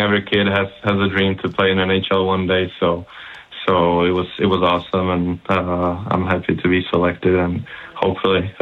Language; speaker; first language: English; non-native, fluent; Czech